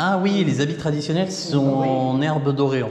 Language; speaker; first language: French; native; French